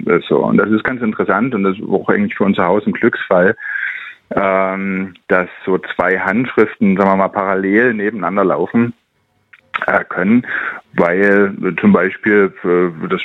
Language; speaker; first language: German; native; German